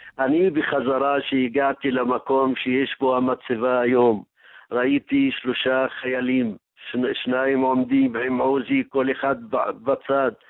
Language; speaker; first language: Hebrew; non-native, local second language; Arabic